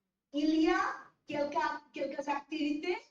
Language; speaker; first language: French; non-native, learner; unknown